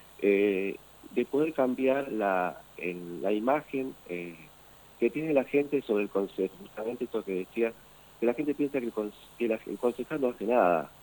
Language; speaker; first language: Spanish; native; Spanish